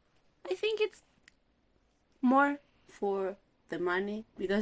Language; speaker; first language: English; non-native, learner; Spanish